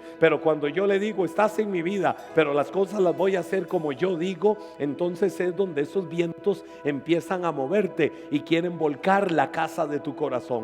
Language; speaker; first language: Spanish; native; Spanish